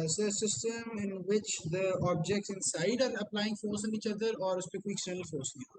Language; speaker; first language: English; non-native, local second language; Urdu